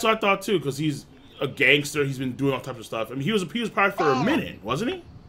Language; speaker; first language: English; native; English